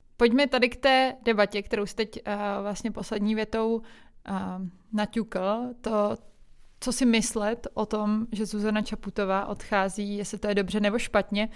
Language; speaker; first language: Czech; native; Czech